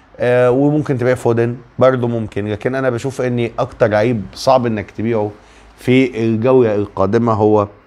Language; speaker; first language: Arabic; native; Arabic